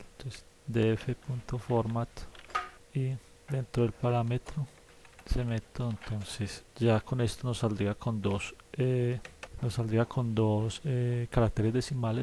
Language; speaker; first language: Spanish; native; Spanish